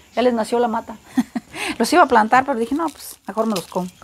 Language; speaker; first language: Spanish; native; Spanish